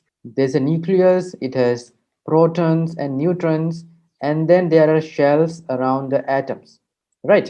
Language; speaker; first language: English; non-native, local second language; Hindi